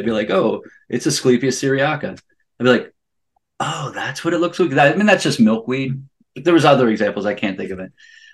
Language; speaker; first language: English; native; English